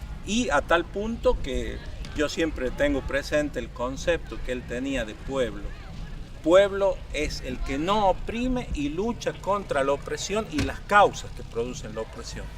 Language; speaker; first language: Spanish; native; Spanish